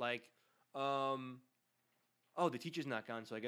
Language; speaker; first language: English; early bilingual, other home language; Spanish